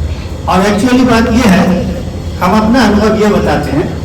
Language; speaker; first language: Hindi; native; Hindi